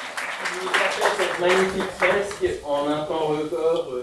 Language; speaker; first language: French; native; French